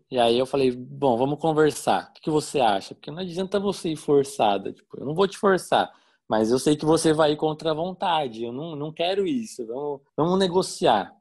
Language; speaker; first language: Portuguese; native; Portuguese